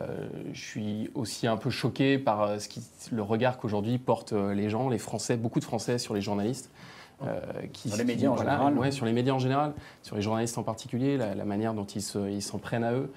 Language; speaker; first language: French; native; French